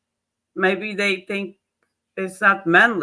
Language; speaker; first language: English; non-native, fluent; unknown